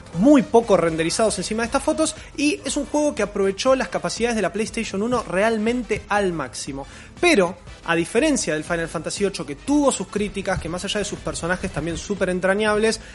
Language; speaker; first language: Spanish; native; Spanish